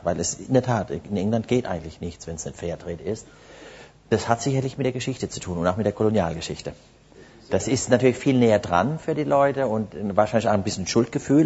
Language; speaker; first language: German; native; German